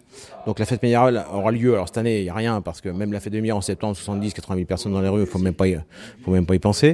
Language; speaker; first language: French; native; French